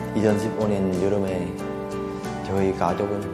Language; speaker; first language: Korean; non-native, fluent; Vietnamese